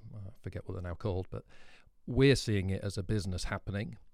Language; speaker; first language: English; native; English